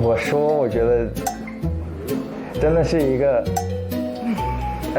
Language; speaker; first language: Chinese; non-native, fluent; English